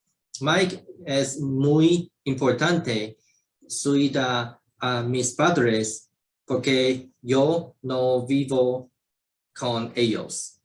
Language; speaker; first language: Spanish; non-native, learner; Chinese